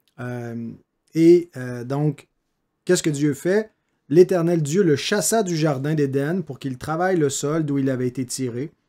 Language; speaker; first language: French; native; French